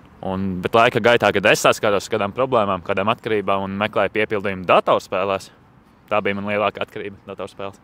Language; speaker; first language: Latvian; native; Latvian